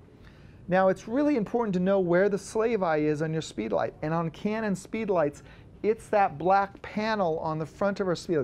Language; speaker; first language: English; native; English